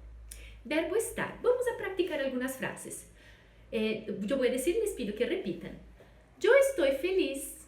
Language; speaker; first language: Spanish; non-native, fluent; Portuguese